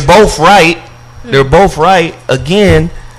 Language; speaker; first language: English; native; English